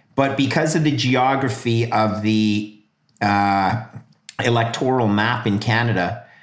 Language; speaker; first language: English; native; English